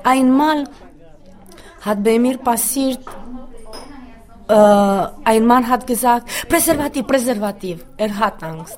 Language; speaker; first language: German; non-native, learner; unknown